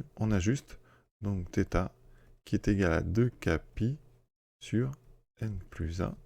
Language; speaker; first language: French; native; French